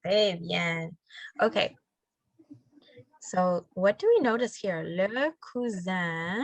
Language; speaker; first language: French; non-native, fluent; English